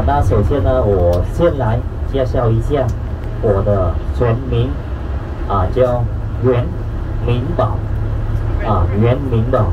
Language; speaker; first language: Chinese; non-native, fluent; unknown